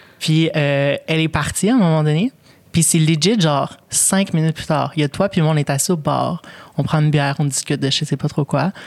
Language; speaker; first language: French; early bilingual, other home language; Spanish